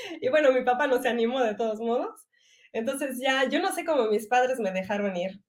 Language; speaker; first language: Spanish; non-native, fluent; French